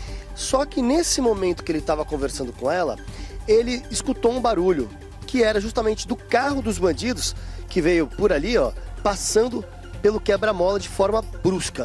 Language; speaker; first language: Portuguese; native; Portuguese